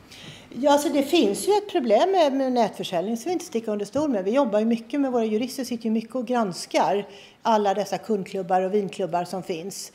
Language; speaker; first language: Swedish; native; Swedish